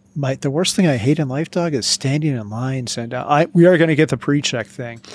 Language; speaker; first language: English; native; English